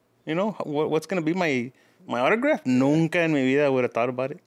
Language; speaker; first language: English; early bilingual, other home language; Spanish